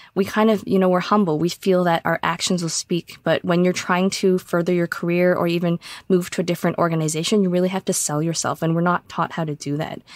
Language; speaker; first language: English; native; English